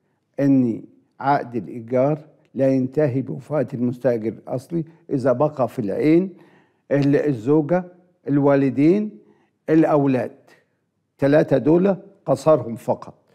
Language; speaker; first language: Arabic; native; Arabic